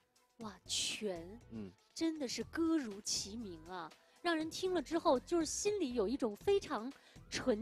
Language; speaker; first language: Chinese; native; Chinese